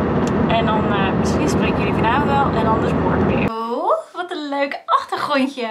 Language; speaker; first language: Dutch; native; Dutch